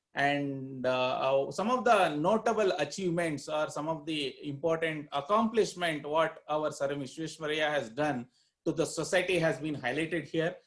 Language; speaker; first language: English; non-native, local second language; Kannada